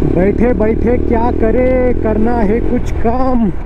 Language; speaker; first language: Hindi; non-native, local second language; Marathi